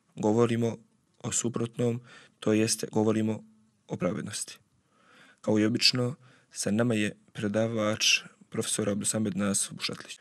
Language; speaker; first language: Bosnian; native; Bosnian